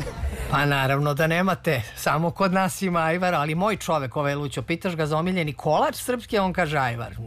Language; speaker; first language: Serbian; native; Serbian